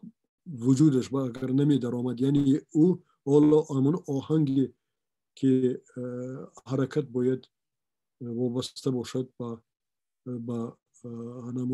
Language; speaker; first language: Persian; non-native, local second language; Shughni